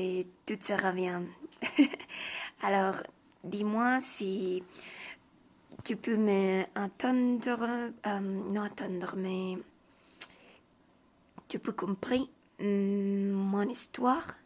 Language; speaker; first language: French; non-native, learner; Spanish